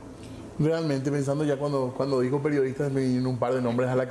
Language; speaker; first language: Spanish; native; Spanish